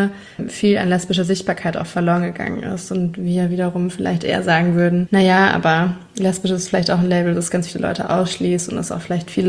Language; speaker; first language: German; native; German